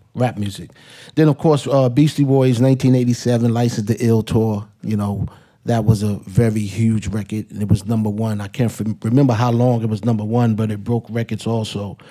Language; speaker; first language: English; native; English